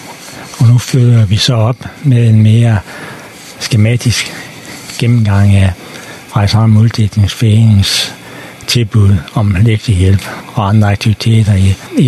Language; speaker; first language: Danish; native; Danish